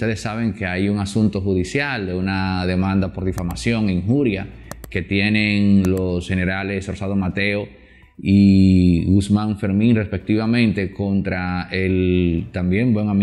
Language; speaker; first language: Spanish; native; Spanish